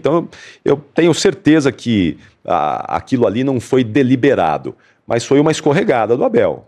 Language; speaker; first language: Portuguese; native; Portuguese